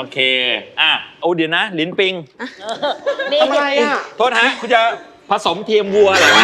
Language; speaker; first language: Thai; native; Thai